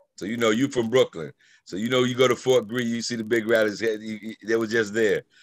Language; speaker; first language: English; native; English